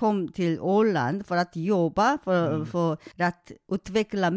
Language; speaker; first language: Swedish; non-native, fluent; Korean